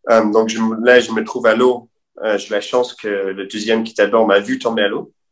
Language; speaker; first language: French; non-native, fluent; English